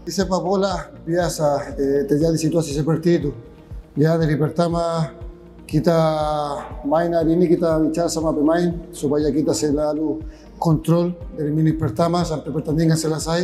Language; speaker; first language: Indonesian; non-native, fluent; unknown